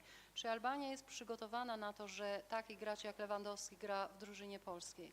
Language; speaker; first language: Polish; non-native, fluent; Albanian